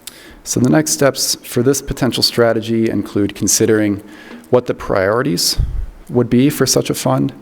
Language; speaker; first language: English; native; English